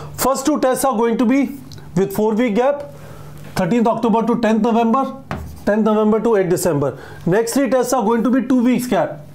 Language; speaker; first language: English; non-native, local second language; Hindi